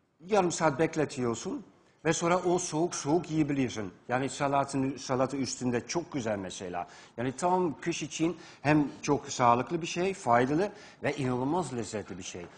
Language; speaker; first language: Turkish; non-native, fluent; Dutch